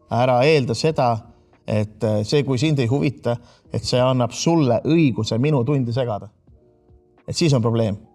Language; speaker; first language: Estonian; native; Estonian